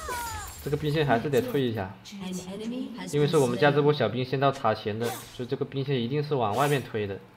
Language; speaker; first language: Chinese; native; Chinese